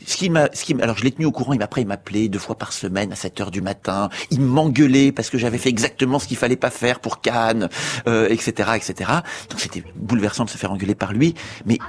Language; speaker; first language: French; native; French